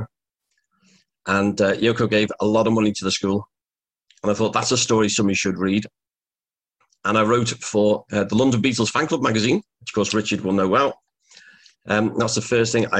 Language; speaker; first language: English; native; English